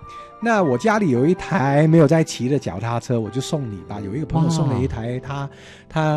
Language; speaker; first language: Chinese; non-native, local second language; Cantonese